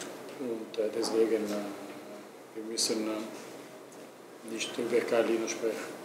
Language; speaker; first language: German; non-native, local second language; Italian